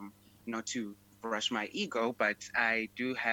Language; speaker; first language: English; non-native, local second language; Xhosa